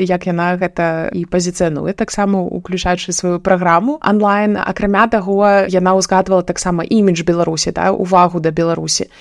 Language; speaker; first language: Belarusian; non-native, local second language; Russian